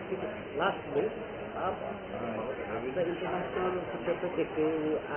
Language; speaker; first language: Hindi; non-native, learner; Nepali